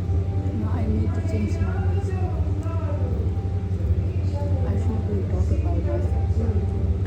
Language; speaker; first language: English; non-native, fluent; Tibetan